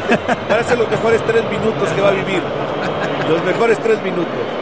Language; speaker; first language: Spanish; native; Spanish